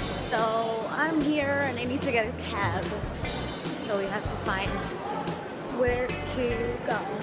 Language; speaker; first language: English; early bilingual, other home language; Spanish